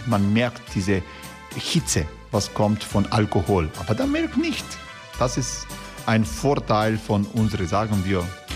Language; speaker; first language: German; non-native, fluent; Croatian